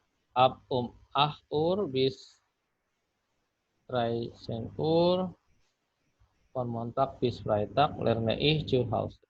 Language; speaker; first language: German; non-native, fluent; Indonesian